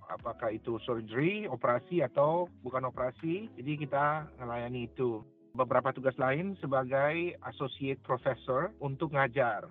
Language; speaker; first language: Indonesian; native; Indonesian